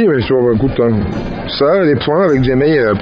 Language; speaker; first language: French; native; French